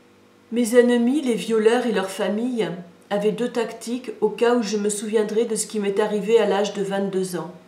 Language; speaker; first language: French; native; French